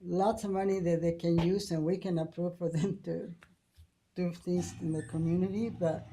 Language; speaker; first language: English; non-native, fluent; Spanish